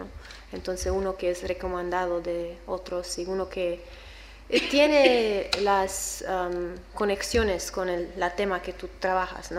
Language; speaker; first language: Spanish; non-native, learner; English